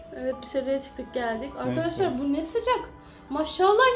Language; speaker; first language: Turkish; native; Turkish